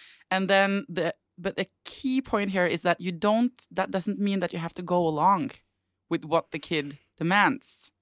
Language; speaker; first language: English; non-native, fluent; Norwegian